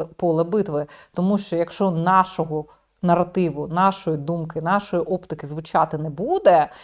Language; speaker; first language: Ukrainian; native; Ukrainian